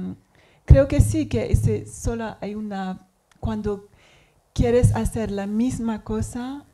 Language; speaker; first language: Spanish; non-native, learner; English